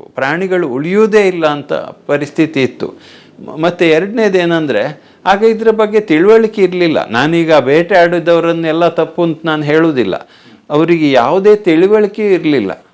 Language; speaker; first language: Kannada; native; Kannada